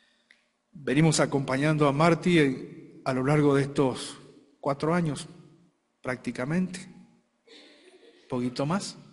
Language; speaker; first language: Spanish; native; Spanish